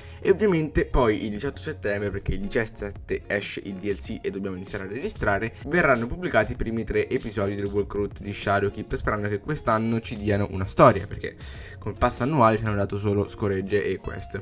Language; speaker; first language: Italian; native; Italian